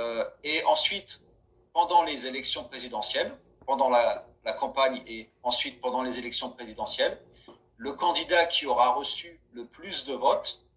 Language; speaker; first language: French; native; French